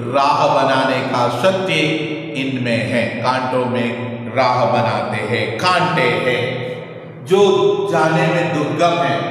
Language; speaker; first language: Hindi; non-native, local second language; Kannada